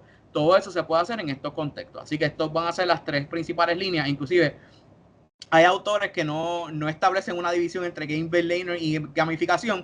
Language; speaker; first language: Spanish; native; Spanish